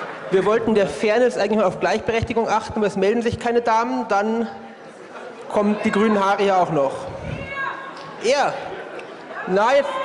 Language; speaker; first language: German; native; German